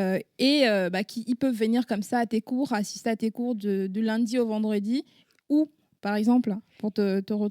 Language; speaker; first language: French; native; French